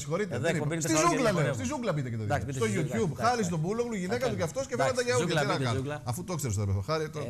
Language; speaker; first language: Greek; native; Greek